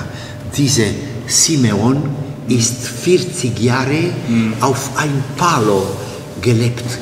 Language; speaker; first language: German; non-native, learner; Italian